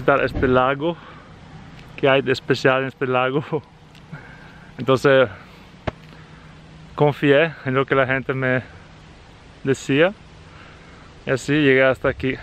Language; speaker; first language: Spanish; non-native, fluent; Italian